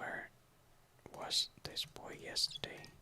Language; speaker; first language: English; non-native, fluent; Russian